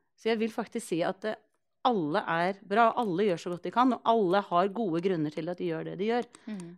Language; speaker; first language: Norwegian; early bilingual, other home language; Icelandic